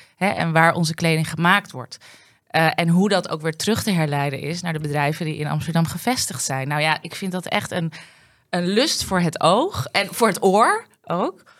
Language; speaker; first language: Dutch; native; Dutch